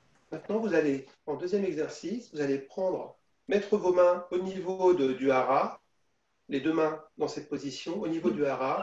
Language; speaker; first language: French; native; French